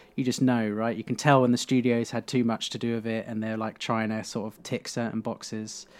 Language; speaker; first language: English; native; English